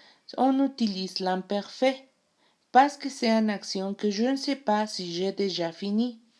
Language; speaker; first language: French; non-native, learner; Spanish